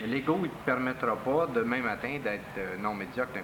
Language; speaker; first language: French; native; French